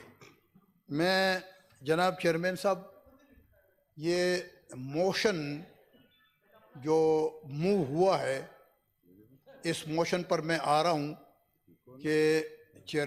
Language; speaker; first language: Urdu; non-native, local second language; Pashto